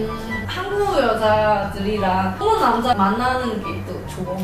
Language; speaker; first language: Korean; non-native, learner; Cantonese